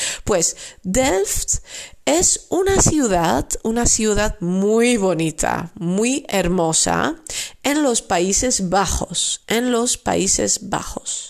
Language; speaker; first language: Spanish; non-native, fluent; Dutch